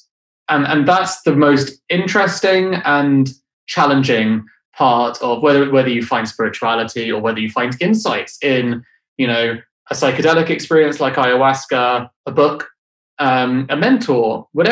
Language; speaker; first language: English; native; English